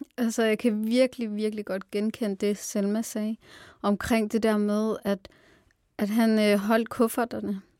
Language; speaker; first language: Danish; early bilingual, other home language; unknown